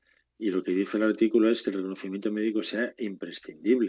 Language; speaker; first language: Spanish; native; Spanish